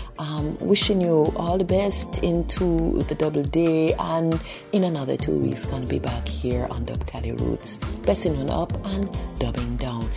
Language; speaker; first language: English; native; English